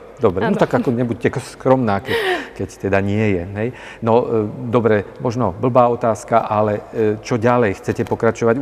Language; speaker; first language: Slovak; native; Slovak